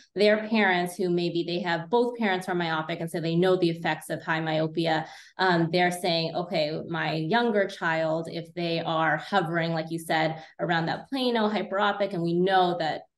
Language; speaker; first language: English; native; English